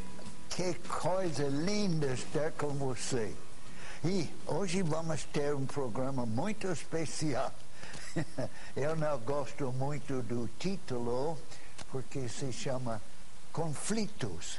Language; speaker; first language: Portuguese; non-native, fluent; English